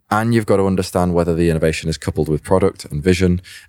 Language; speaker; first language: English; native; English